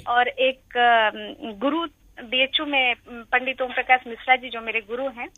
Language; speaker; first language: Hindi; native; Hindi